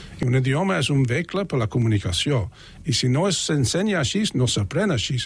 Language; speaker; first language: Catalan; non-native, fluent; English